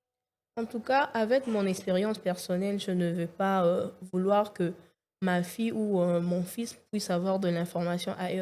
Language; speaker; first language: French; non-native, local second language; Lingala